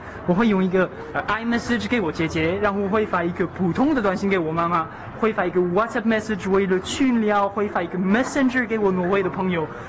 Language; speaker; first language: Chinese; non-native, fluent; French